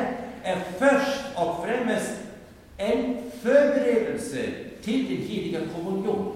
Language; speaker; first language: Swedish; non-native, fluent; German